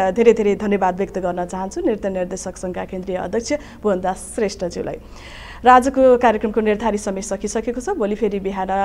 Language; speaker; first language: Nepali; native; Nepali